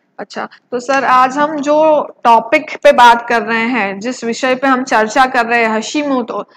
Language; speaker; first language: Hindi; non-native, local second language; Gujarati